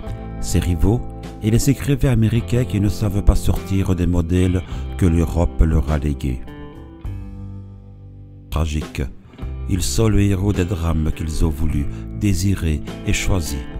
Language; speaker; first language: French; native; French